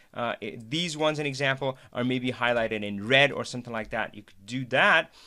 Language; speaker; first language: English; non-native, local second language; Hindi